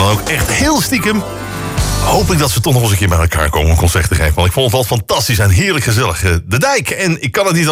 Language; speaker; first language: Dutch; native; Dutch